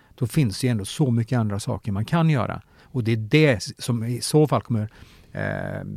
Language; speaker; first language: Swedish; native; Swedish